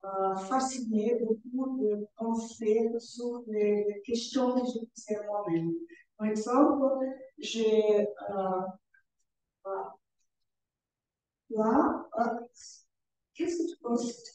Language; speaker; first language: French; non-native, learner; Portuguese